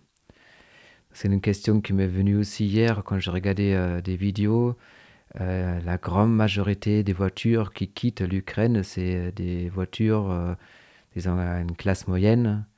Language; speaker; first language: French; non-native, fluent; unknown